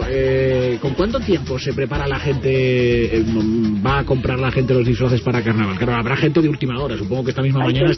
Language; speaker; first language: Spanish; native; Spanish